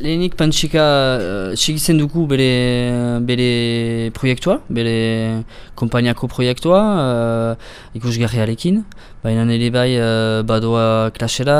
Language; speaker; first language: Basque; non-native, local second language; French